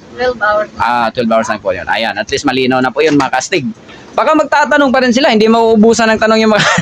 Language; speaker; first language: Filipino; non-native, local second language; Cebuano